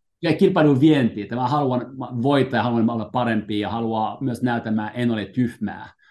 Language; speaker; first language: Finnish; non-native, fluent; French